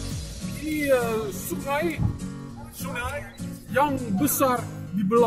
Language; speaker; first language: Indonesian; non-native, learner; Dutch